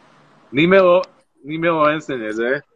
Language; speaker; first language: Spanish; non-native, learner; Slovak